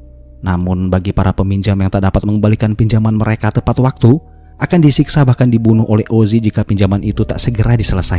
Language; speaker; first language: Indonesian; native; Indonesian